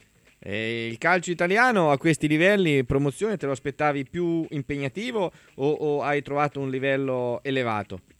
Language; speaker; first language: Italian; native; Italian